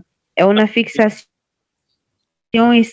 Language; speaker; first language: Spanish; non-native, fluent; Portuguese